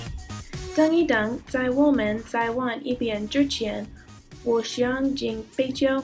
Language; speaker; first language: Chinese; non-native, learner; English